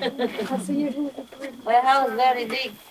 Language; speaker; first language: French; non-native, learner; Vietnamese